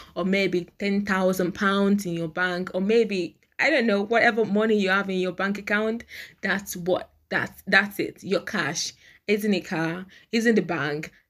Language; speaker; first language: English; non-native, local second language; Yoruba